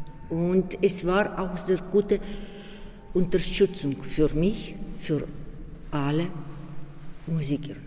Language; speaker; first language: German; non-native, fluent; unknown